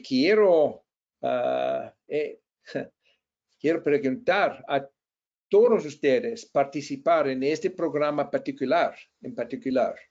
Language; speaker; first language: Spanish; non-native, fluent; English